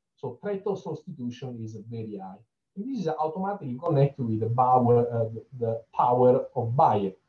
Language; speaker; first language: English; non-native, fluent; Italian